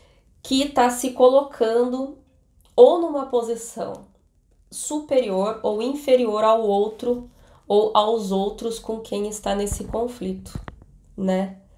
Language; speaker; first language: Portuguese; native; Portuguese